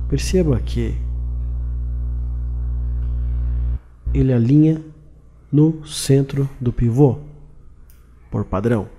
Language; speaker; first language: Portuguese; native; Portuguese